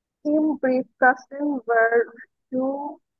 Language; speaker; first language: German; non-native, learner; Bangla